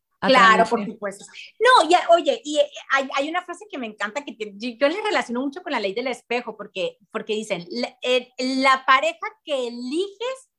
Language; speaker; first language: Spanish; native; Spanish